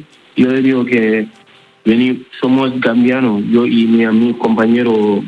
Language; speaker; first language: Spanish; non-native, learner; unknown